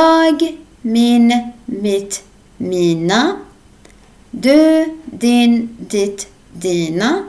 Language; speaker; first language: Swedish; non-native, fluent; Arabic